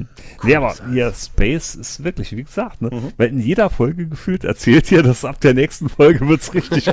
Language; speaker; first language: German; native; German